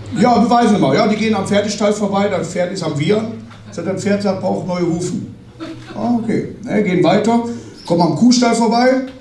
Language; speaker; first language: German; native; German